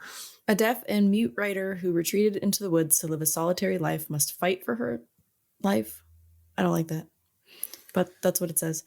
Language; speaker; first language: English; native; English